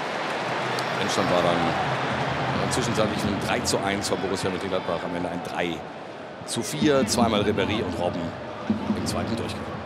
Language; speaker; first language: German; native; German